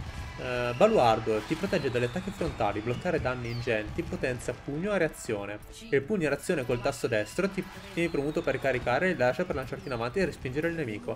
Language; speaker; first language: Italian; native; Italian